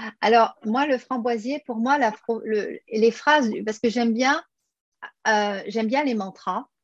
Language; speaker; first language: French; native; French